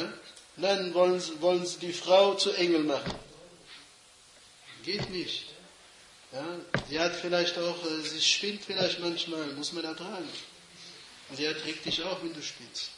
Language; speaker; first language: German; non-native, fluent; Arabic